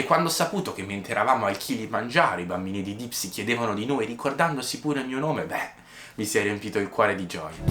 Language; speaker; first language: Italian; native; Italian